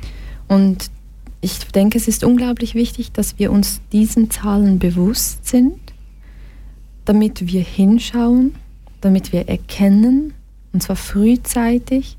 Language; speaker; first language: German; early bilingual, other home language; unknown